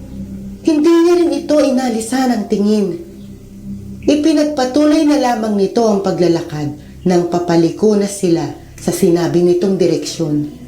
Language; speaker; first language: Filipino; native; Filipino